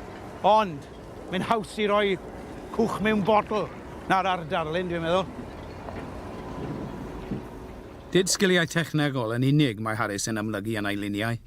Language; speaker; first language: Welsh; native; Welsh